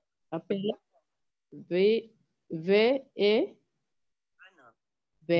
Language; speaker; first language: French; non-native, learner; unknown